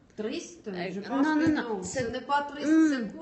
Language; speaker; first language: French; non-native, learner; Russian